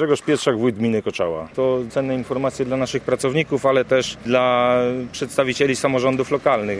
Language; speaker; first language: Polish; native; Polish